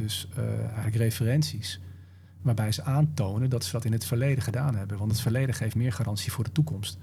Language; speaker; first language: Dutch; native; Dutch